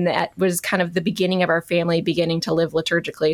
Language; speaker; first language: English; native; English